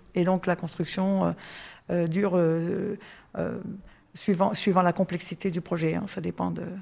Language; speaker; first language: French; native; French